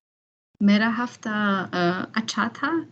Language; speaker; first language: Hindi; non-native, learner; German